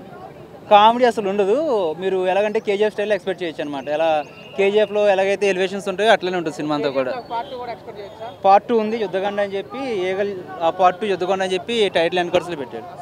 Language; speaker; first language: Telugu; native; Telugu